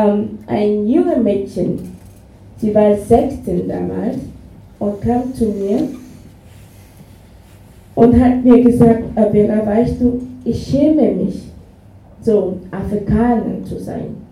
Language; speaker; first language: German; non-native, fluent; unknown